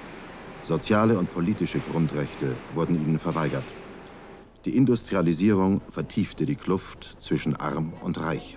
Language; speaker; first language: German; native; German